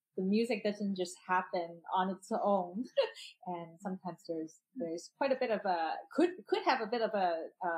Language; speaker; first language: English; non-native, local second language; Cantonese